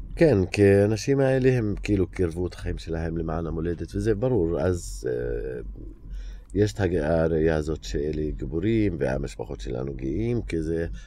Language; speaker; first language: Hebrew; non-native, local second language; Arabic